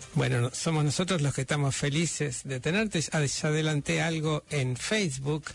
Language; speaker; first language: Spanish; native; Spanish